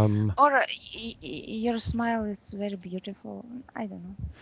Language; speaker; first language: English; non-native, learner; Russian